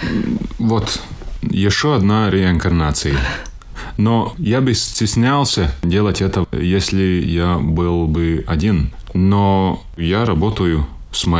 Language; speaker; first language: Russian; non-native, local second language; Latvian